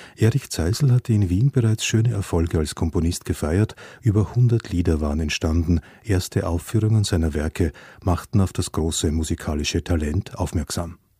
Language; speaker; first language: German; native; German